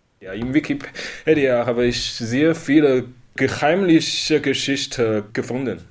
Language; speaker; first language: German; non-native, learner; Chinese